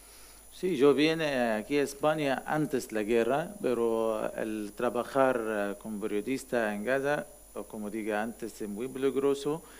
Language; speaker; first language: Spanish; non-native, learner; Arabic